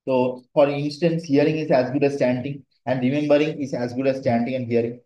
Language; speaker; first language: English; non-native, local second language; Bangla